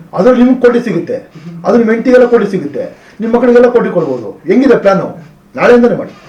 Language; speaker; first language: Kannada; native; Kannada